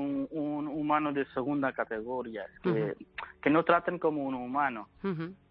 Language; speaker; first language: Spanish; non-native, learner; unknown